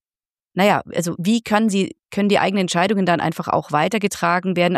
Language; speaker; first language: German; native; German